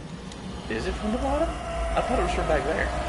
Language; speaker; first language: English; native; English